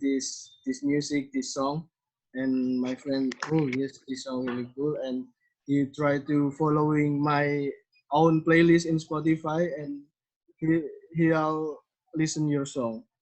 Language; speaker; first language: English; non-native, learner; Indonesian